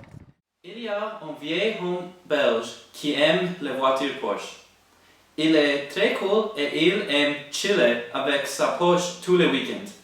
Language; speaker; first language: French; non-native, learner; English